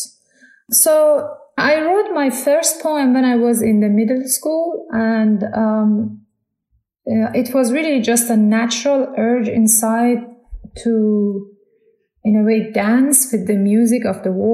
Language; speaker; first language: English; non-native, fluent; Persian